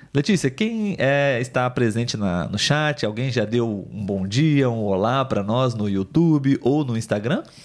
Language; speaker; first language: Portuguese; native; Portuguese